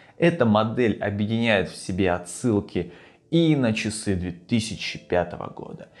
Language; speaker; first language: Russian; native; Russian